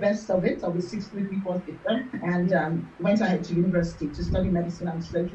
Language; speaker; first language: English; non-native, local second language; Yoruba